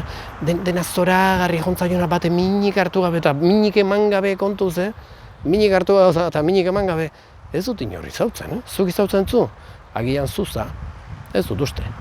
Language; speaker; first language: Basque; native; Basque